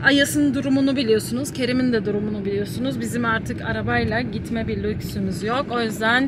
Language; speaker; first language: Turkish; native; Turkish